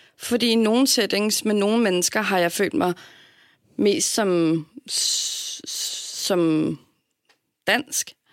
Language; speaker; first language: Danish; native; Danish